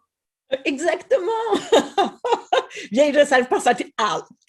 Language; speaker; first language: French; non-native, fluent; Swedish